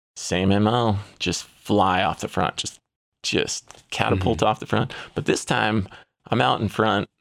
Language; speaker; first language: English; native; English